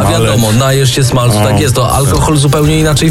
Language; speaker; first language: Polish; native; Polish